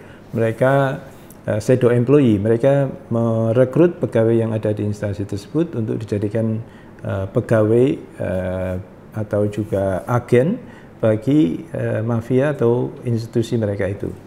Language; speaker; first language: Indonesian; native; Indonesian